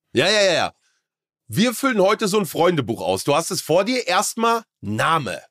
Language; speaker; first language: German; native; German